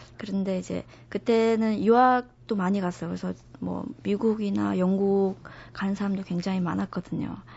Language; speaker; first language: Korean; non-native, fluent; Chinese